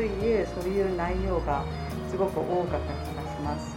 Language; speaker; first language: Japanese; non-native, fluent; Korean